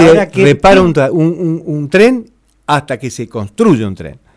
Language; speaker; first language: Spanish; native; Spanish